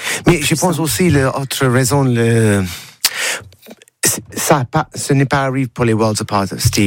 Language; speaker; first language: French; non-native, learner; English